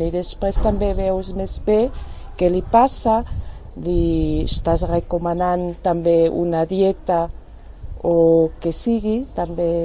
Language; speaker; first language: Catalan; non-native, fluent; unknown